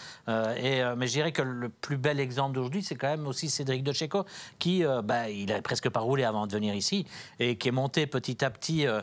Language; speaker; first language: French; native; French